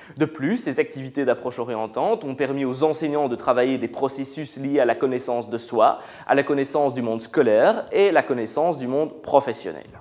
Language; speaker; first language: French; native; French